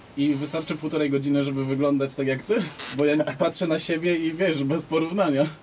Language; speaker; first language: Polish; native; Polish